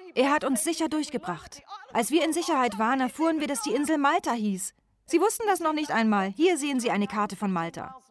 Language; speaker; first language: German; non-native, fluent; English